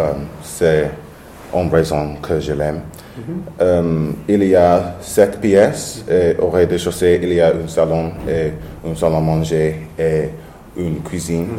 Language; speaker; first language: French; non-native, learner; English